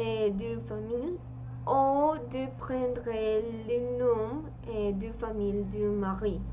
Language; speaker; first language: French; non-native, learner; Spanish